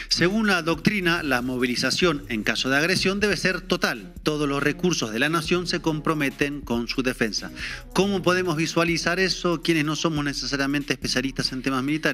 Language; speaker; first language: Spanish; native; Spanish